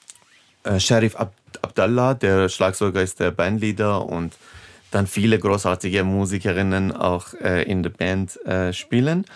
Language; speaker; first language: German; non-native, fluent; Persian